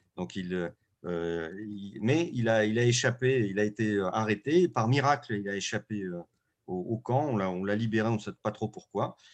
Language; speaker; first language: French; early bilingual, other home language; Russian